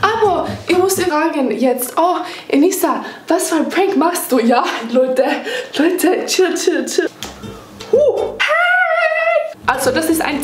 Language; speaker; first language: German; non-native, learner; English